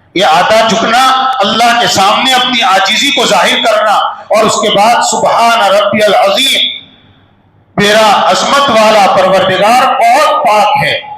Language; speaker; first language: Urdu; non-native, local second language; Gujarati